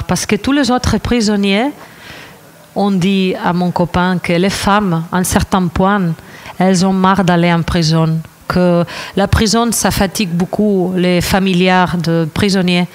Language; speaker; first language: French; non-native, fluent; Catalan